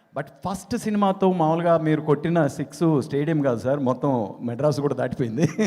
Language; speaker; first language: Telugu; native; Telugu